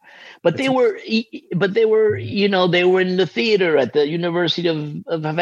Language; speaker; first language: English; early bilingual, other home language; Spanish